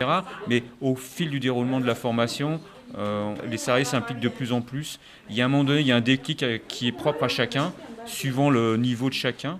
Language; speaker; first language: French; native; French